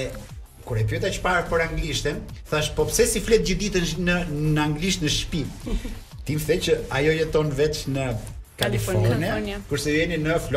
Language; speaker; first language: Albanian; native; Albanian